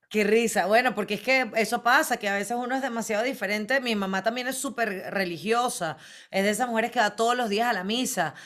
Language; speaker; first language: Spanish; native; Spanish